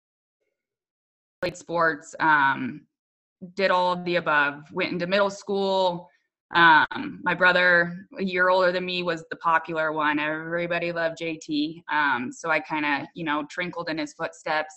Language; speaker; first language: English; native; English